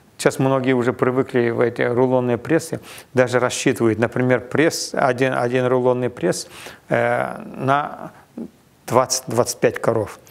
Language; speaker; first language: Russian; non-native, local second language; Kazakh